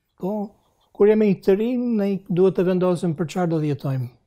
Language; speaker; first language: Albanian; non-native, fluent; English